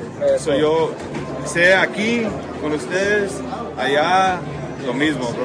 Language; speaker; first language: Spanish; early bilingual, heritage; Spanish